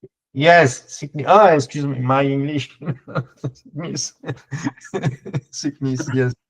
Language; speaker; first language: English; non-native, learner; French